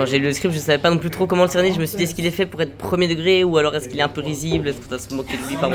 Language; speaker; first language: French; native; French